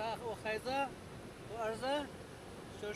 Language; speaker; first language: Chinese; native; Chinese